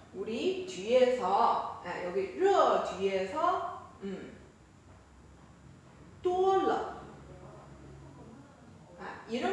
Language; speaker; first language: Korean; non-native, fluent; Chinese